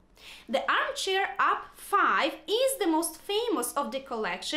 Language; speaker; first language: English; non-native, fluent; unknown